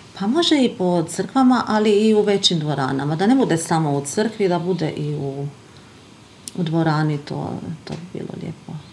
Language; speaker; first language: Bosnian; non-native, fluent; Hungarian